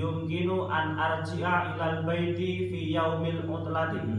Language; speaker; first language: Arabic; non-native, learner; Indonesian